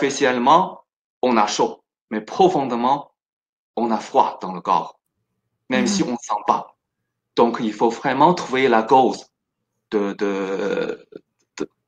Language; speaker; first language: French; non-native, fluent; Chinese